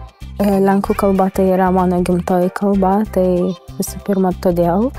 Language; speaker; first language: Lithuanian; non-native, local second language; Polish